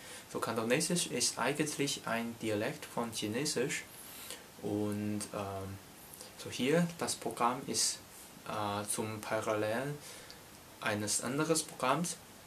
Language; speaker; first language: German; non-native, learner; Cantonese